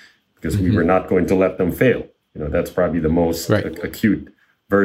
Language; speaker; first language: English; non-native, local second language; Filipino